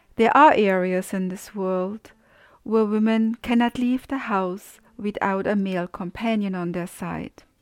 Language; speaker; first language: English; non-native, fluent; German